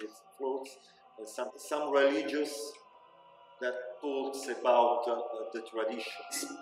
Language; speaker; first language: English; non-native, learner; Italian